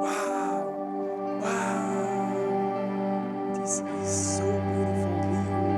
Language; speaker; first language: English; non-native, learner; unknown